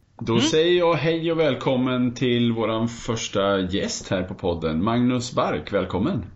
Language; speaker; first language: Swedish; native; Swedish